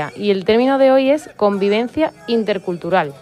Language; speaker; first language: Spanish; native; Spanish